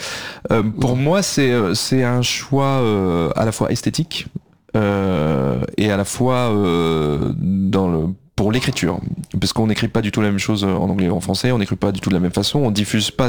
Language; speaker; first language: French; native; French